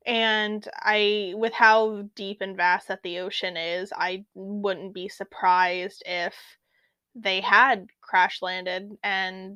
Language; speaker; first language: English; native; English